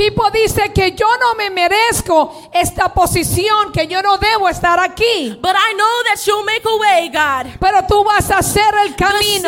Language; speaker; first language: Spanish; early bilingual, heritage; Spanish